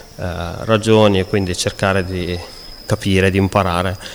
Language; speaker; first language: Italian; native; Italian